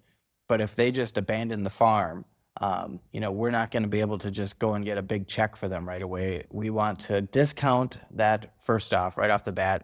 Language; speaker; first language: English; native; English